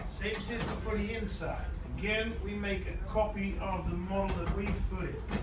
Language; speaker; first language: English; non-native, fluent; Dutch